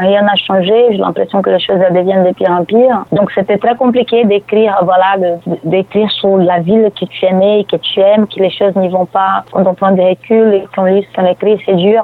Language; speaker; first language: French; non-native, fluent; Portuguese